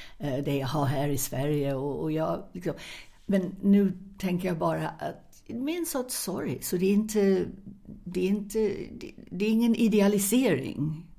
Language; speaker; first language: Swedish; non-native, fluent; English